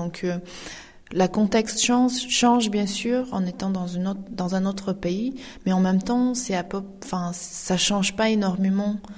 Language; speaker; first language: French; non-native, fluent; Uyghur